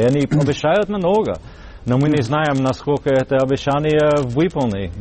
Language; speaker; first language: Russian; non-native, fluent; English